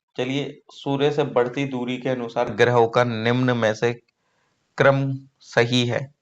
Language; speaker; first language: Hindi; native; Hindi